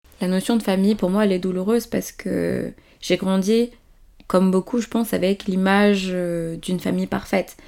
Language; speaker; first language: French; early bilingual, other home language; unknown